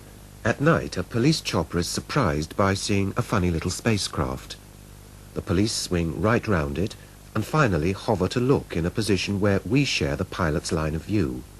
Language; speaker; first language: English; native; English